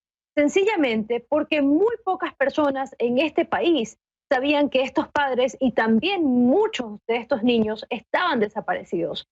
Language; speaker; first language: Spanish; native; Spanish